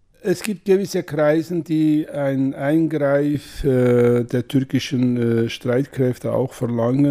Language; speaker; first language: German; non-native, fluent; Kurdish